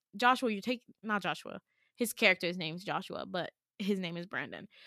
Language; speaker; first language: English; native; English